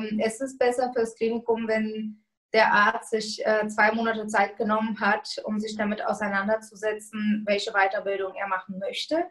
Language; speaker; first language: German; non-native, fluent; Bulgarian